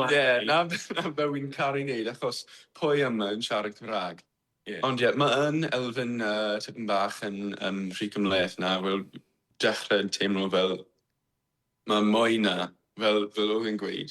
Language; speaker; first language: Welsh; non-native, learner; English